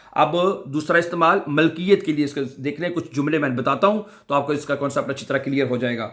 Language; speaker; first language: Urdu; non-native, local second language; Punjabi